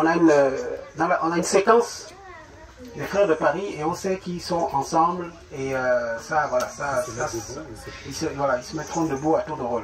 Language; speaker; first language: French; native; French